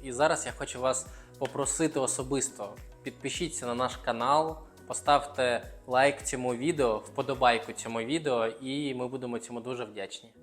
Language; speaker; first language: Ukrainian; non-native, local second language; Russian